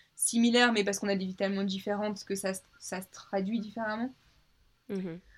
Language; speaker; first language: French; native; French